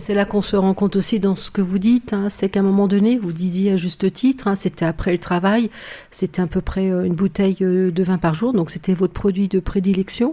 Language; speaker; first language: French; native; French